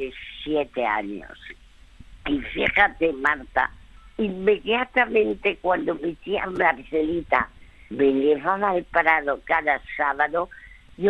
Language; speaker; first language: Spanish; early bilingual, other home language; French